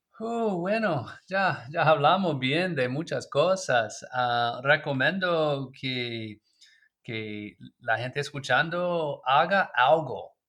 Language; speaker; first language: Spanish; non-native, learner; English